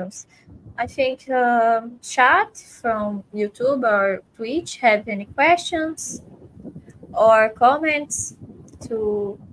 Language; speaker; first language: English; non-native, fluent; Portuguese